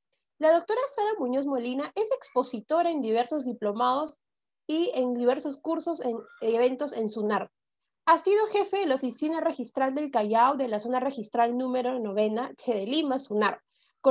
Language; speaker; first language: Spanish; native; Spanish